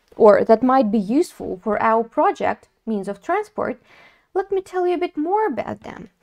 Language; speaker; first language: English; non-native, fluent; Russian